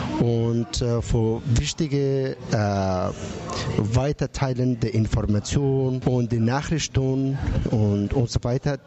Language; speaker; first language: German; non-native, learner; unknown